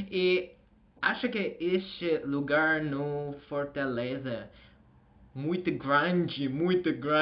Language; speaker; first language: Portuguese; non-native, learner; Azerbaijani